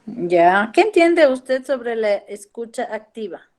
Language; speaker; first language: Spanish; native; Spanish